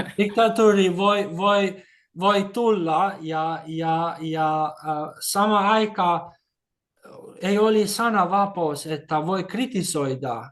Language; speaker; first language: Finnish; non-native, learner; Albanian